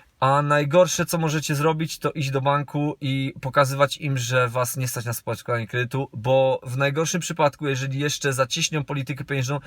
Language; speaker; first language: Polish; native; Polish